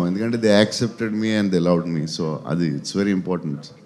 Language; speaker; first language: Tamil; non-native, learner; Telugu